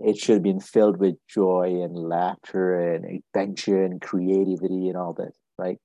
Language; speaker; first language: English; non-native, local second language; Tamil